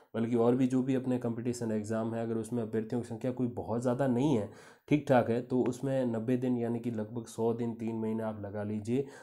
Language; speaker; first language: Hindi; native; Hindi